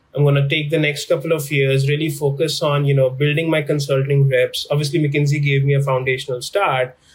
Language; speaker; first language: English; non-native, local second language; Hindi